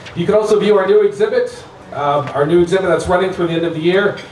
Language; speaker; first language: English; native; English